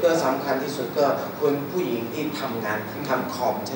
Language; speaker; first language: Thai; non-native, learner; Chinese